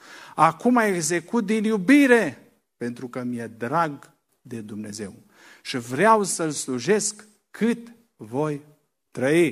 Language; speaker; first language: Romanian; native; Romanian